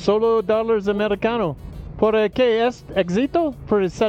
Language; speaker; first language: Spanish; non-native, learner; English